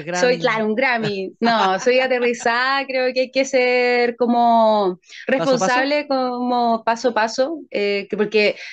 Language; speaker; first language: Spanish; native; Spanish